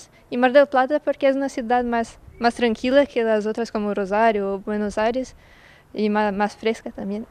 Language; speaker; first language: Spanish; non-native, learner; Portuguese